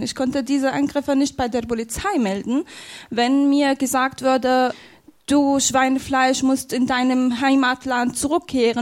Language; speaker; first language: German; non-native, fluent; Arabic